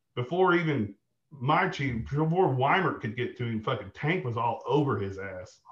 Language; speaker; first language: English; native; English